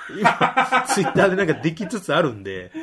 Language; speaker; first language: Japanese; native; Japanese